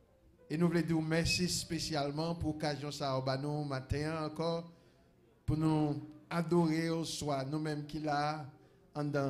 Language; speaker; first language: French; non-native, local second language; Haitian Creole